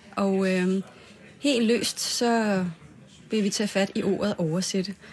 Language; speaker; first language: Danish; native; Danish